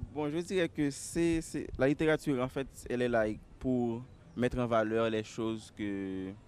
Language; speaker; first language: French; native; French